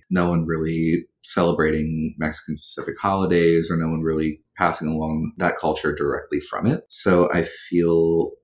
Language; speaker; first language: English; early bilingual, other home language; Spanish